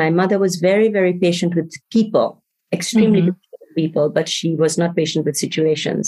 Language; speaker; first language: English; non-native, local second language; Bangla